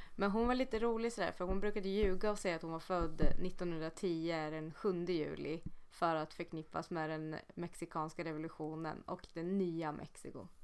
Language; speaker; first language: Swedish; native; Swedish